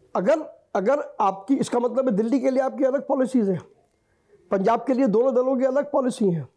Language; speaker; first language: Hindi; native; Hindi